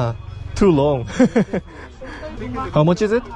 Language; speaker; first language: English; non-native, learner; Korean